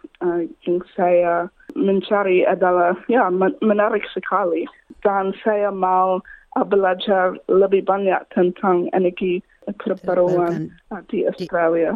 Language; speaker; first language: Indonesian; non-native, learner; English